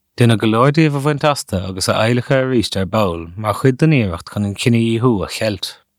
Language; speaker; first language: Irish; native; Irish